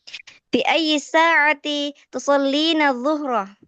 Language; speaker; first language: Arabic; non-native, learner; Indonesian